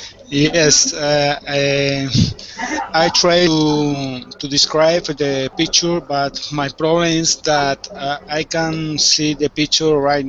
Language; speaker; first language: English; non-native, learner; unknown